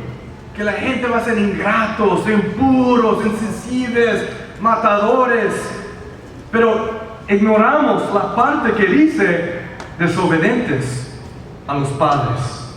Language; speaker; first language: Spanish; early bilingual, heritage; Spanish